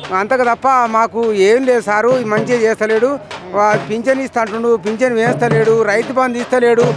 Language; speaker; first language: Telugu; native; Telugu